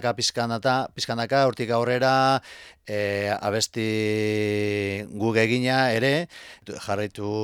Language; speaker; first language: Basque; non-native, local second language; Spanish